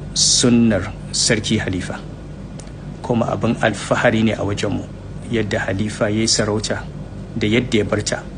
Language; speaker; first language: Hausa; native; Hausa